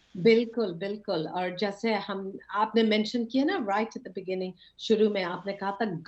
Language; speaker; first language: Hindi; early bilingual, heritage; English